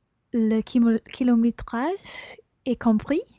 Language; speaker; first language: French; non-native, learner; English